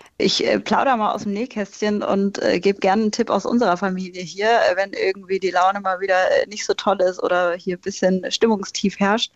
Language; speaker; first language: German; native; German